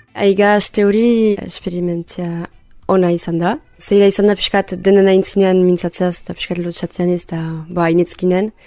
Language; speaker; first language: Basque; native; Basque